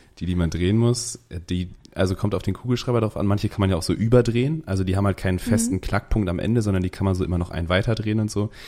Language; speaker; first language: German; native; German